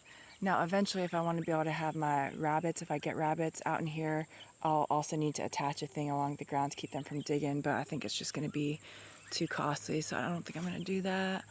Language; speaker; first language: English; native; English